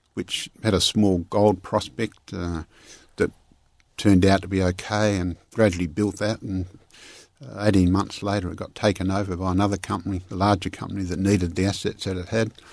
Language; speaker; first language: English; native; English